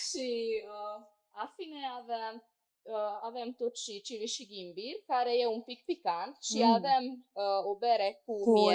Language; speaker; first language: Romanian; non-native, local second language; Hungarian